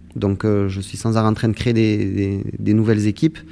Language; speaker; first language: French; native; French